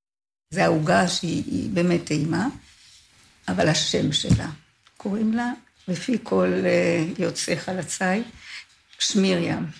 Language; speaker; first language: Hebrew; native; Hebrew